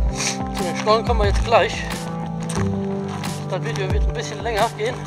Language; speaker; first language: German; native; German